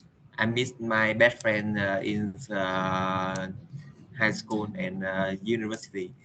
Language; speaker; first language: English; non-native, learner; Vietnamese